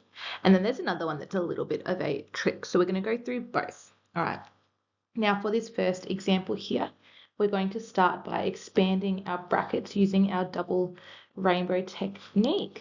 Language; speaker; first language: English; native; English